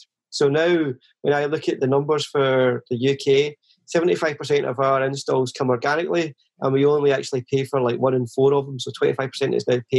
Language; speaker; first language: English; native; English